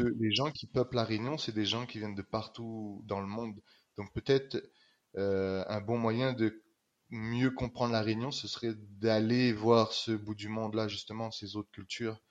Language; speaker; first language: French; native; French